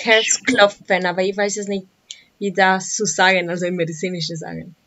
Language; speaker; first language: German; non-native, learner; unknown